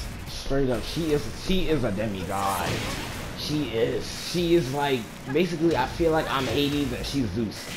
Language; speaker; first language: English; native; English